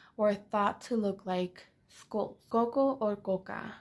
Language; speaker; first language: English; early bilingual, other home language; Spanish